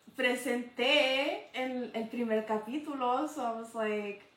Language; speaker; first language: Spanish; early bilingual, heritage; Spanish